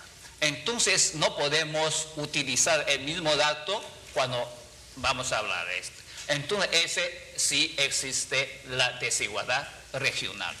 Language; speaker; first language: Spanish; non-native, fluent; Chinese